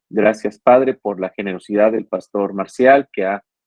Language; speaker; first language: Spanish; native; Spanish